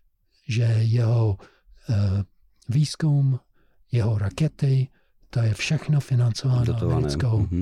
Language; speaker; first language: Czech; non-native, fluent; English